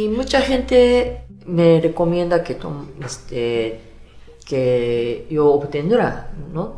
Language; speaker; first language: Spanish; non-native, fluent; Japanese